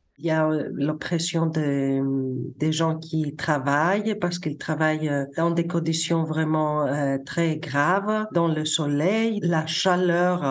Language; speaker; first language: French; non-native, fluent; Greek